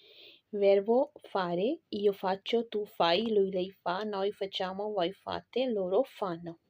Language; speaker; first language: Italian; non-native, fluent; Urdu